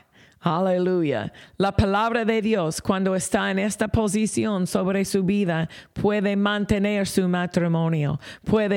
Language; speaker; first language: Spanish; non-native, fluent; English